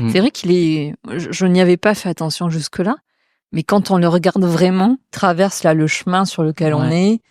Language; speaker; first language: French; native; French